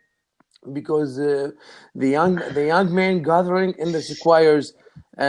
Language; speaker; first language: English; non-native, learner; Arabic